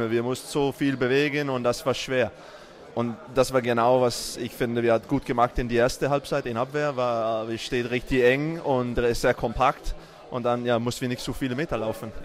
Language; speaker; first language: German; non-native, learner; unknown